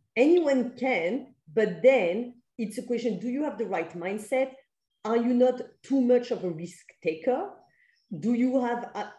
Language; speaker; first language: English; non-native, fluent; French